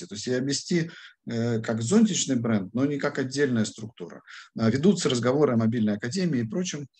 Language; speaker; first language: Russian; native; Russian